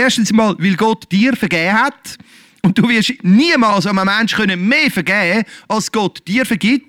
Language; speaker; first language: German; native; German